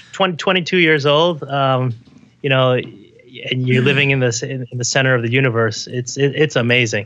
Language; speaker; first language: English; native; English